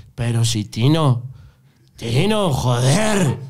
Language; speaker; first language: Spanish; native; Spanish